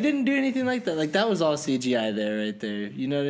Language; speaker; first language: English; native; English